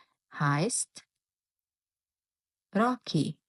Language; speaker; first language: German; non-native, fluent; Mongolian